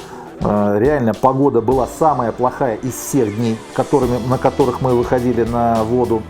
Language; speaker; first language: Russian; native; Russian